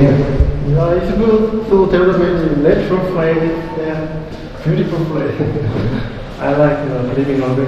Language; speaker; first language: English; non-native, learner; Korean